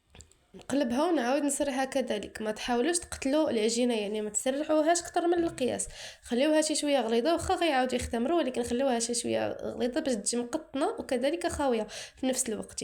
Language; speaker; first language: Arabic; native; Arabic